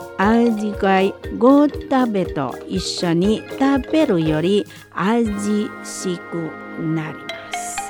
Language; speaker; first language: Japanese; non-native, learner; Indonesian